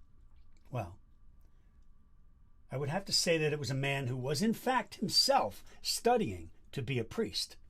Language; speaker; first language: English; native; English